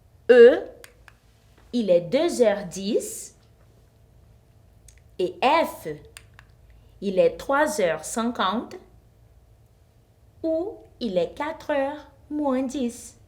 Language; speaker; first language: French; non-native, fluent; Portuguese